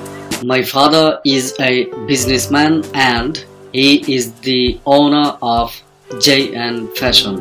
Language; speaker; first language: English; non-native, fluent; Bangla